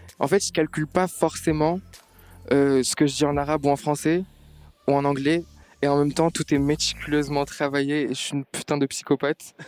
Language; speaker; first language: French; non-native, local second language; Arabic